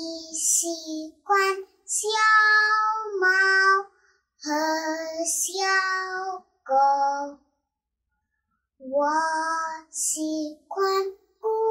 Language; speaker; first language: Chinese; non-native, learner; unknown